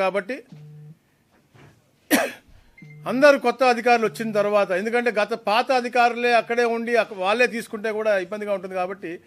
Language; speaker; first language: Telugu; native; Telugu